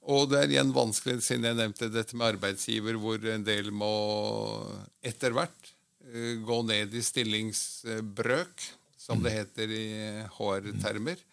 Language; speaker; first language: Norwegian; native; Norwegian